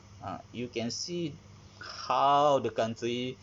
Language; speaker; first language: English; non-native, learner; Malay